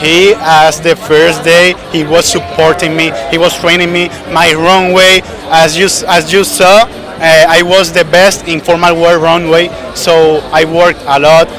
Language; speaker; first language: English; non-native, learner; Spanish